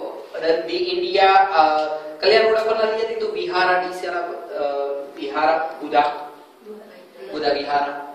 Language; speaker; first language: Indonesian; non-native, fluent; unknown